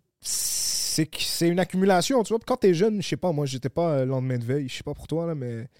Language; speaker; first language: French; native; French